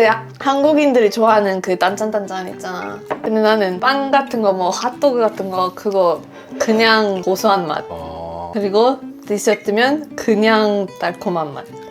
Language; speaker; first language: Korean; non-native, fluent; Swedish